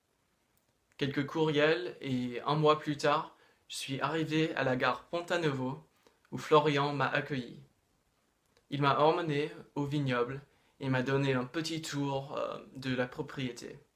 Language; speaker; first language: French; non-native, fluent; English